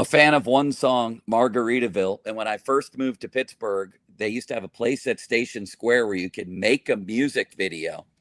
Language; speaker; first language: English; native; English